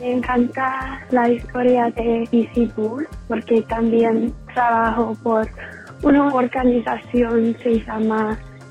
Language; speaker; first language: Spanish; non-native, learner; English